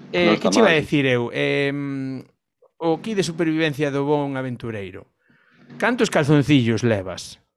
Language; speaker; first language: Galician; non-native, local second language; Spanish